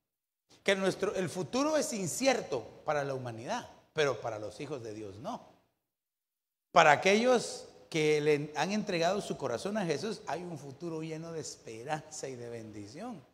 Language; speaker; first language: Spanish; native; Spanish